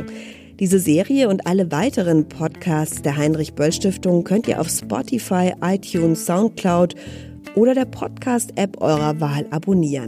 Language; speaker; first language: German; native; German